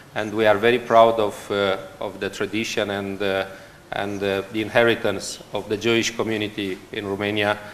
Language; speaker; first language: English; non-native, fluent; Romanian